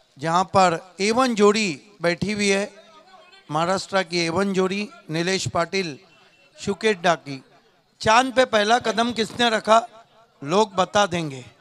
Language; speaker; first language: Hindi; non-native, local second language; Marathi